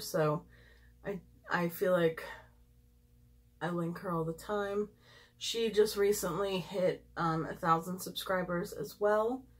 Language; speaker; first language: English; native; English